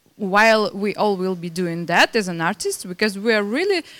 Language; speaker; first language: English; non-native, fluent; Belarusian